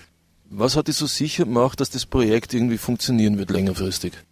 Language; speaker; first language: German; native; German